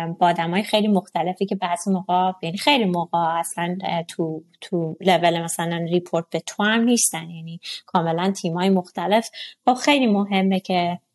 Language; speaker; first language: Persian; non-native, local second language; Azerbaijani